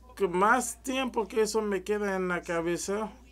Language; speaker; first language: Spanish; non-native, learner; French